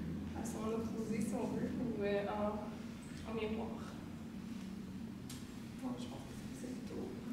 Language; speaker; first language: French; native; French